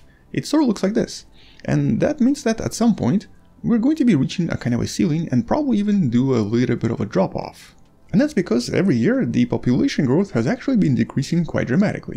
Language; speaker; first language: English; non-native, fluent; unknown